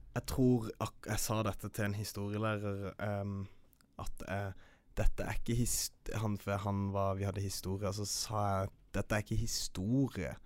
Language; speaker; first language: Norwegian; early bilingual, other home language; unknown